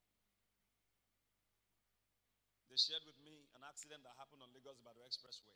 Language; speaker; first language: English; non-native, local second language; Yoruba